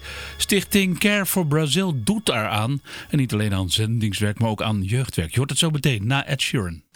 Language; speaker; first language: Dutch; native; Dutch